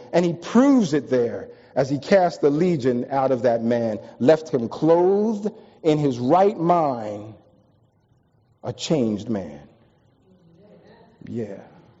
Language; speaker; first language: English; native; English